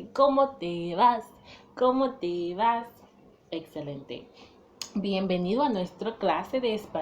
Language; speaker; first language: Spanish; non-native, fluent; English